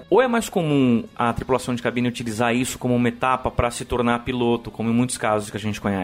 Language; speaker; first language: Portuguese; native; Portuguese